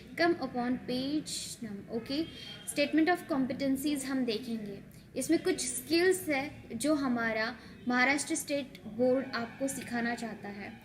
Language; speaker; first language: Hindi; non-native, local second language; Marathi